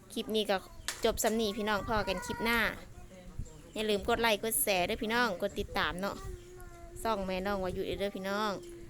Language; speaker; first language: Thai; native; Thai